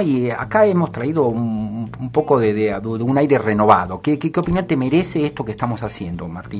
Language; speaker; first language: Spanish; native; Spanish